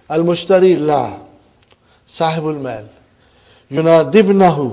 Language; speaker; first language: Arabic; non-native, fluent; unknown